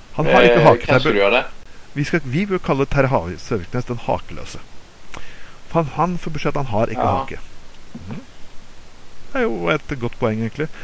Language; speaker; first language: Norwegian; native; Norwegian